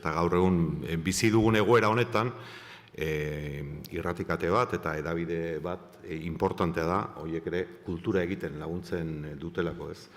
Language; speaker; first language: Basque; native; Basque